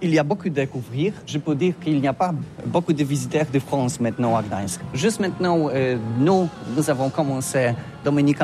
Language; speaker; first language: French; non-native, learner; Polish